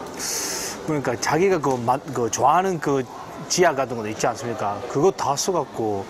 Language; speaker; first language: Korean; early bilingual, heritage; Japanese